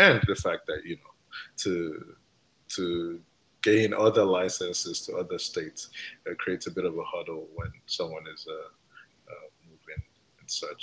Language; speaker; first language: English; non-native, local second language; Igbo